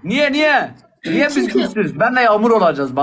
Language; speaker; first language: Turkish; native; Turkish